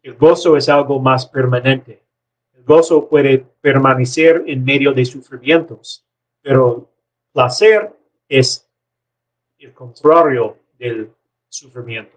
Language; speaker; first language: Spanish; non-native, learner; English